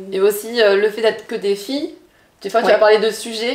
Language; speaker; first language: French; native; French